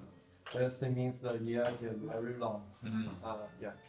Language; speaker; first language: English; non-native, learner; Chinese